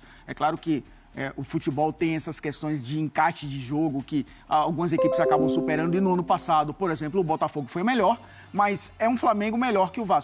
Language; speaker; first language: Portuguese; native; Portuguese